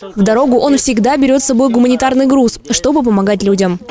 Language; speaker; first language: Russian; native; Russian